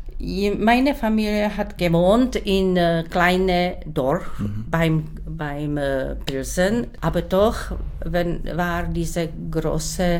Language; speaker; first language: German; non-native, learner; Czech